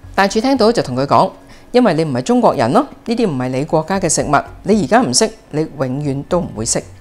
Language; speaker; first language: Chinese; non-native, local second language; Cantonese